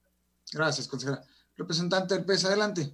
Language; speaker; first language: Spanish; native; Spanish